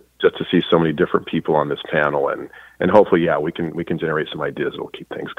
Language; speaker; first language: English; native; English